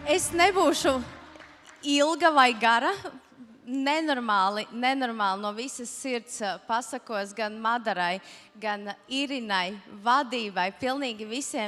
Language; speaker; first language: Latvian; native; Latvian